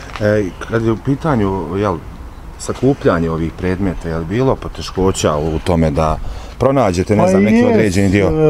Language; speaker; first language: Bosnian; native; Bosnian